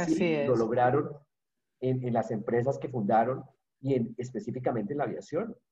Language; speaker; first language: Spanish; native; Spanish